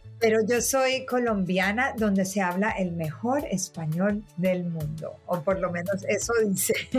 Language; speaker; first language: Spanish; native; Spanish